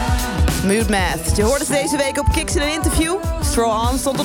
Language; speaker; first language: Dutch; native; Dutch